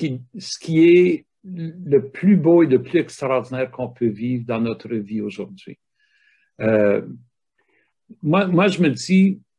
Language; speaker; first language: French; native; French